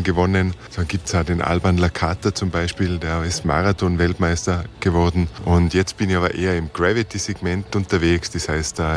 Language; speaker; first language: German; native; German